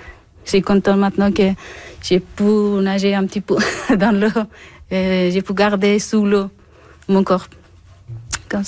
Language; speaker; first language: French; non-native, learner; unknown